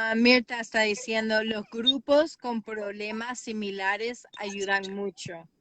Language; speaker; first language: Spanish; early bilingual, heritage; Spanish